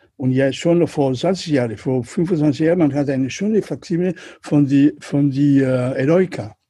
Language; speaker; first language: German; non-native, learner; Catalan